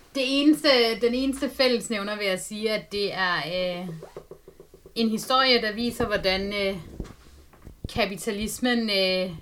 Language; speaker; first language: Danish; native; Danish